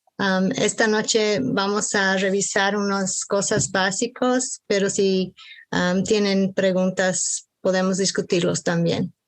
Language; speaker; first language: Spanish; early bilingual, heritage; Spanish